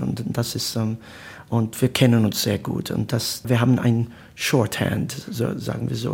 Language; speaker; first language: German; non-native, learner; Italian